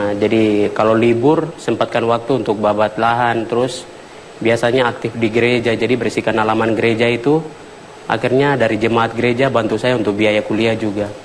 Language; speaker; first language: Indonesian; non-native, local second language; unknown